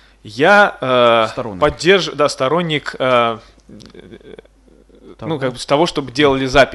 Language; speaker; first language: Russian; native; Russian